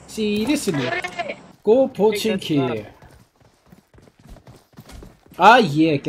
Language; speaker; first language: English; non-native, learner; Korean